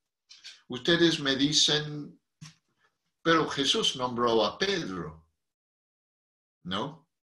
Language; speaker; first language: Spanish; non-native, fluent; English